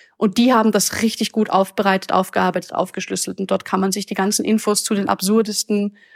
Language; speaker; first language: German; native; German